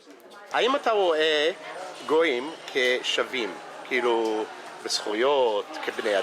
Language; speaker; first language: Hebrew; non-native, fluent; English